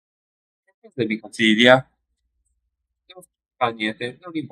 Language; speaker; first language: Italian; non-native, learner; English